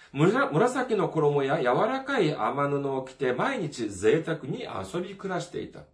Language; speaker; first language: Japanese; non-native, fluent; Korean